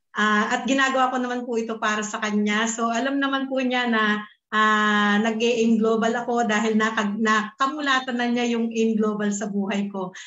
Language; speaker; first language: Filipino; native; Filipino